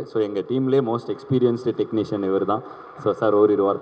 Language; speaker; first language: Tamil; native; Tamil